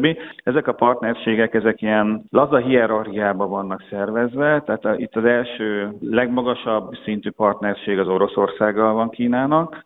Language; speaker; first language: Hungarian; native; Hungarian